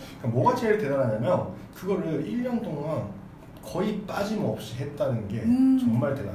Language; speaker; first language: Korean; non-native, fluent; Japanese